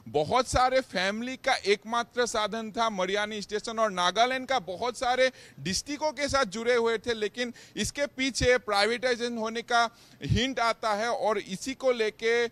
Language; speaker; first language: Hindi; non-native, local second language; Assamese